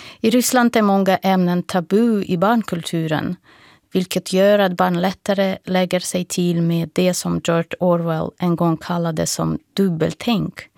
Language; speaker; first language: Swedish; non-native, fluent; Russian